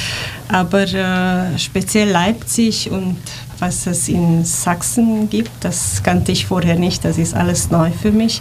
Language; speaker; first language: German; non-native, fluent; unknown